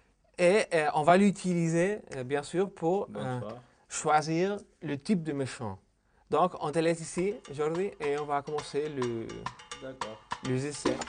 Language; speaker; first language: French; non-native, fluent; Spanish